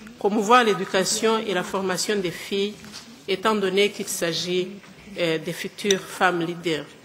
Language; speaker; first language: French; non-native, local second language; Kinyarwanda